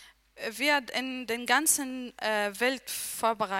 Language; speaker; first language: German; non-native, learner; Arabic